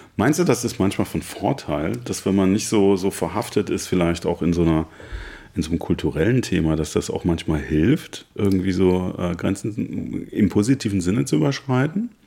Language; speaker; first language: German; native; German